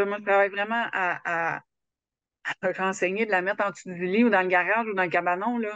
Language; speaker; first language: French; native; French